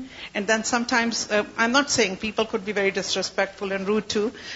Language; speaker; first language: English; non-native, local second language; Urdu